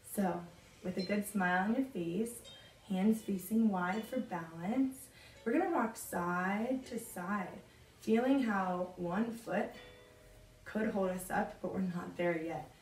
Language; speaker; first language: English; native; English